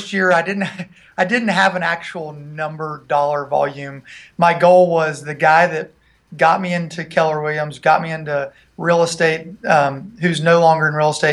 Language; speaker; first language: English; native; English